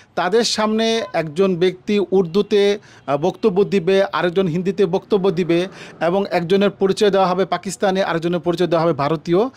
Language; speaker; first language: Bangla; native; Bangla